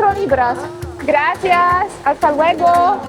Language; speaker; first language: Spanish; non-native, fluent; Polish